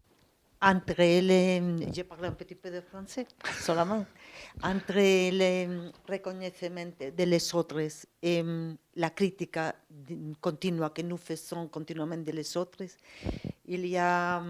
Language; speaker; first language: French; non-native, learner; Spanish